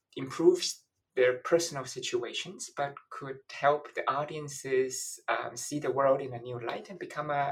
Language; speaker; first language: English; non-native, fluent; Chinese